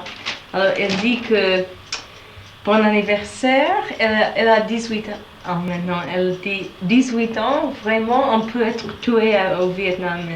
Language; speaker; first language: French; non-native, learner; English